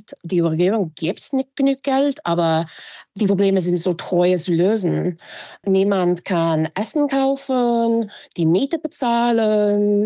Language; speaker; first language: German; non-native, fluent; English